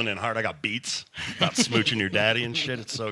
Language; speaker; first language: English; native; English